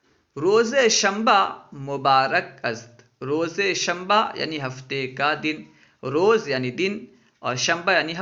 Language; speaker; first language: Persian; non-native, fluent; Urdu